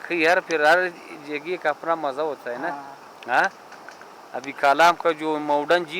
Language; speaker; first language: Hindi; non-native, local second language; Pashto